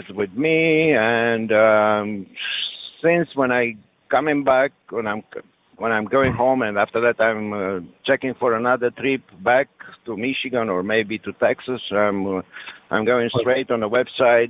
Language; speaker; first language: English; non-native, learner; French